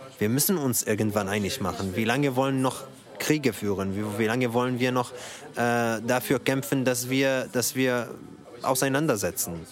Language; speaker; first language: German; non-native, fluent; Arabic